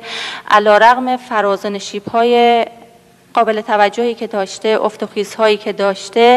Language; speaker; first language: Persian; native; Persian